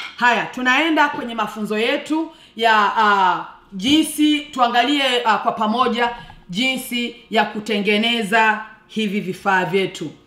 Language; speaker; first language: Swahili; non-native, local second language; Rundi